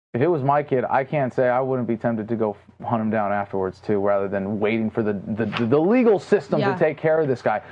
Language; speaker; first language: English; native; English